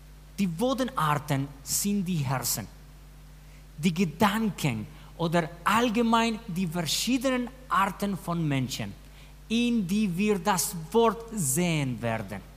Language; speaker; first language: German; non-native, fluent; Spanish